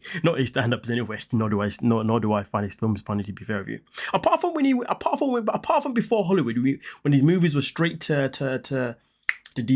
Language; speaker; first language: English; native; English